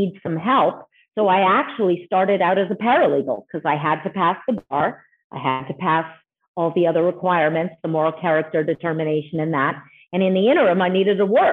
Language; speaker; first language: English; native; English